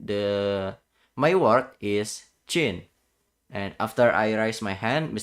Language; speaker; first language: English; non-native, learner; Indonesian